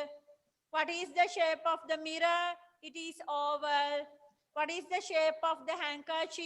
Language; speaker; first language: English; non-native, fluent; Sinhala